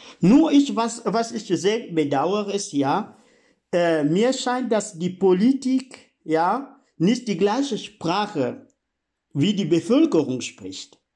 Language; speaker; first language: German; non-native, fluent; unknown